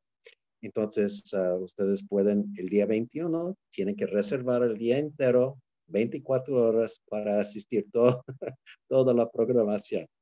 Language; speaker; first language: Spanish; non-native, fluent; English